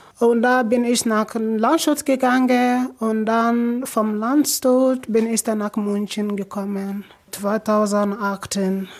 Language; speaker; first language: German; non-native, learner; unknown